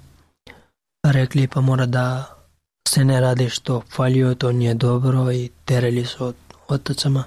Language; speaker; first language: Serbian; non-native, learner; Pashto